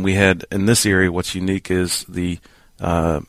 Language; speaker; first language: English; native; English